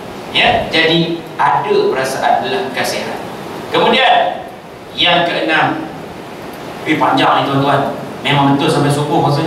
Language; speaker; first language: Malay; native; Malay